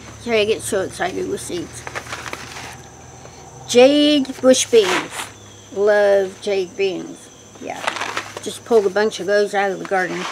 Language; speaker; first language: English; native; English